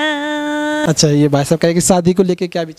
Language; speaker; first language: Hindi; native; Hindi